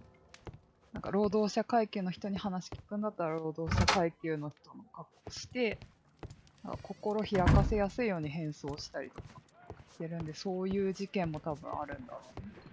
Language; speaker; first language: Japanese; native; Japanese